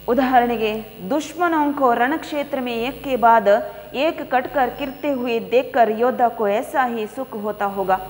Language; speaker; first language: Hindi; non-native, local second language; Kannada